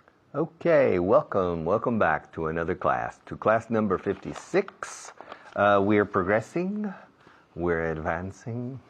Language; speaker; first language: English; non-native, fluent; Spanish